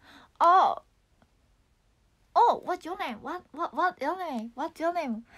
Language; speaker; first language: English; non-native, learner; Japanese